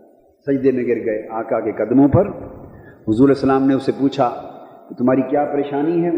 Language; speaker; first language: Urdu; native; Urdu